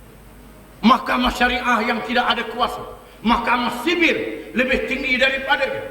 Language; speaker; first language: Malay; native; Malay